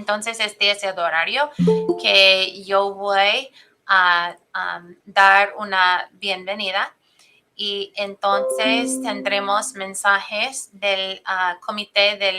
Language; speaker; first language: Spanish; non-native, fluent; English